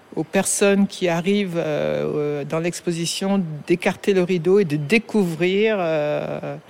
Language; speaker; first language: French; native; French